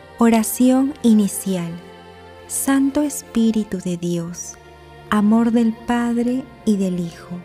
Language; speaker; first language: Spanish; native; Spanish